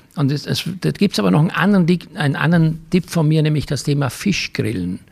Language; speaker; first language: German; native; German